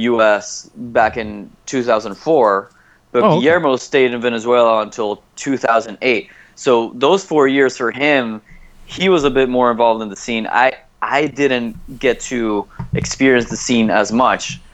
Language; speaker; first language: English; non-native, fluent; Spanish